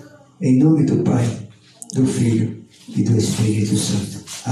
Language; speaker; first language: Portuguese; native; Portuguese